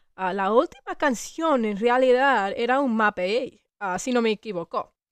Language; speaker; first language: Spanish; non-native, learner; English